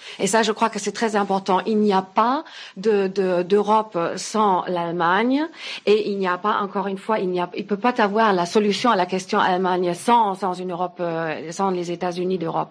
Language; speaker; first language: French; non-native, fluent; German